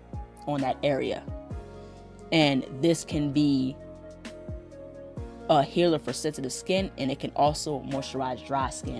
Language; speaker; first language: English; native; English